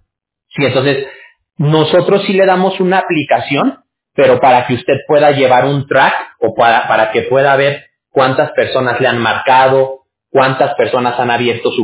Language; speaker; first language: Spanish; native; Spanish